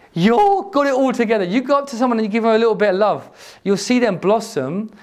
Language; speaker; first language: English; native; English